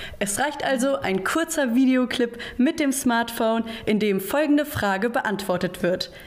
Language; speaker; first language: German; native; German